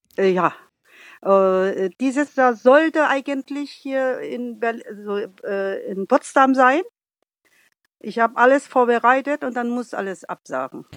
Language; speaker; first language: German; non-native, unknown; Vietnamese